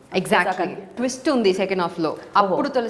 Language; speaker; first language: Telugu; non-native, local second language; Tamil